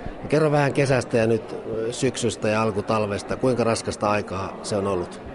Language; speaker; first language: Finnish; native; Finnish